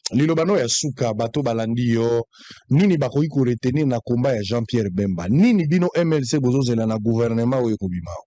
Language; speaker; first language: Lingala; native; Lingala